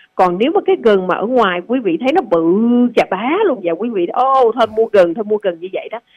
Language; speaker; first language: Vietnamese; native; Vietnamese